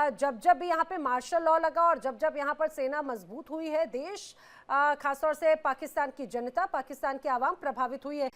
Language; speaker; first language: Hindi; native; Hindi